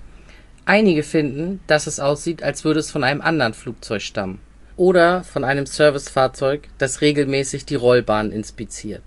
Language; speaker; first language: German; native; German